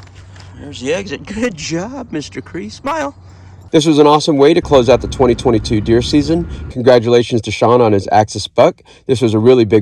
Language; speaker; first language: English; native; English